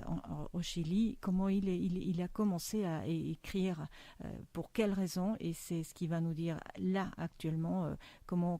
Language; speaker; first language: French; non-native, fluent; Spanish